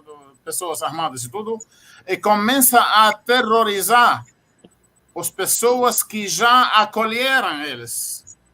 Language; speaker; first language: Portuguese; non-native, fluent; Arabic